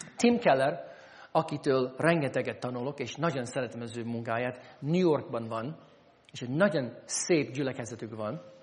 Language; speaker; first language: Hungarian; non-native, fluent; English